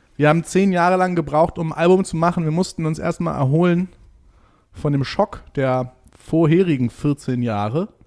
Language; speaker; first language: German; native; German